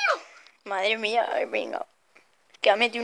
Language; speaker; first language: Spanish; native; Spanish